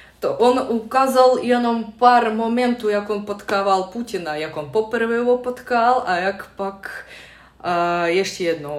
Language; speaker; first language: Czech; non-native, fluent; Russian